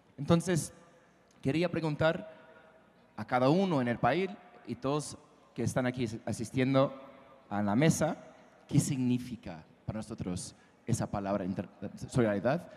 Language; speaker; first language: Spanish; non-native, fluent; English